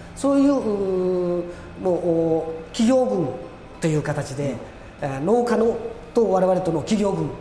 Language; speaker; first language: Japanese; native; Japanese